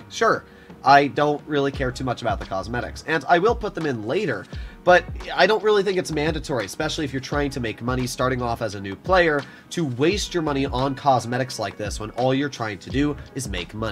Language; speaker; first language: English; native; English